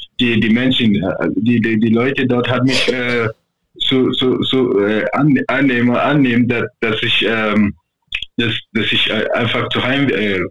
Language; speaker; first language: German; non-native, fluent; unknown